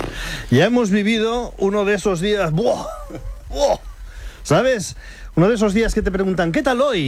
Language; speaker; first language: Spanish; native; Spanish